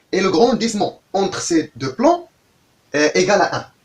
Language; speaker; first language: French; non-native, local second language; Arabic